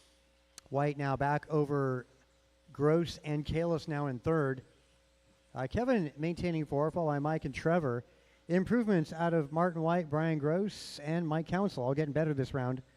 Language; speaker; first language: English; native; English